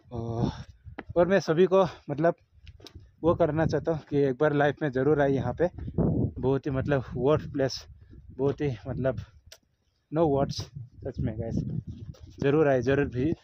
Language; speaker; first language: Hindi; non-native, local second language; Assamese